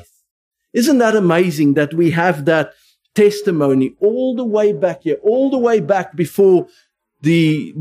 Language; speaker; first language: English; non-native, local second language; Afrikaans